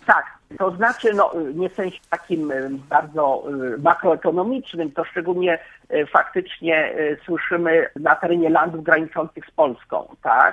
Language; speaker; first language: Polish; native; Polish